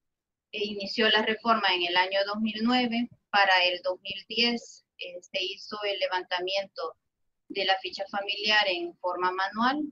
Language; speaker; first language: Spanish; native; Spanish